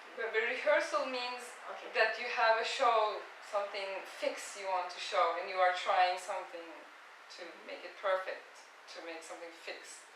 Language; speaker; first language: English; non-native, fluent; Turkish